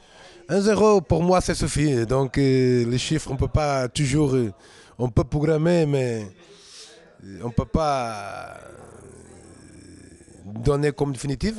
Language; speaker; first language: French; non-native, fluent; Portuguese